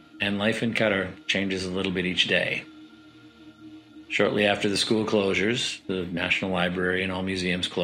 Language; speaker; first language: English; native; English